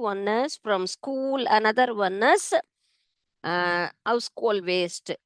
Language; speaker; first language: English; non-native, local second language; Tamil